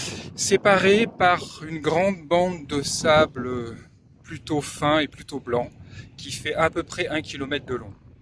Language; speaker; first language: French; native; French